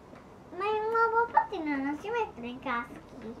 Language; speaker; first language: Italian; early bilingual, heritage; Italian